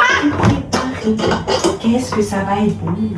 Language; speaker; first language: French; native; French